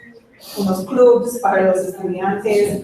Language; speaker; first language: Spanish; non-native, fluent; English